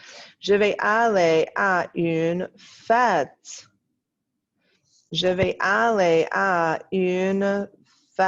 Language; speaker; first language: French; non-native, fluent; English